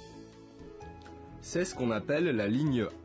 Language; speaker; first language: French; non-native, local second language; Arabic